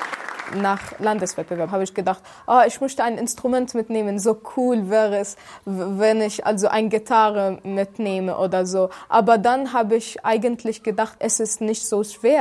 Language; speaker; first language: German; non-native, fluent; Arabic